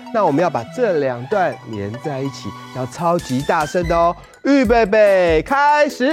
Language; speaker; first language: Chinese; native; Chinese